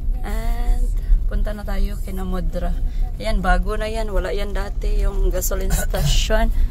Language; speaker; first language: Filipino; non-native, local second language; Cebuano